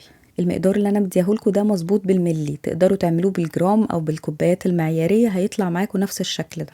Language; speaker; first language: Arabic; native; Arabic